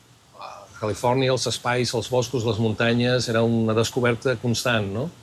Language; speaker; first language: Catalan; native; Catalan